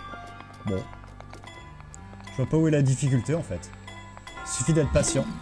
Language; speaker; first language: French; native; French